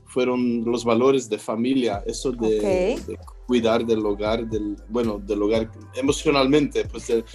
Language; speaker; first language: Spanish; non-native, fluent; French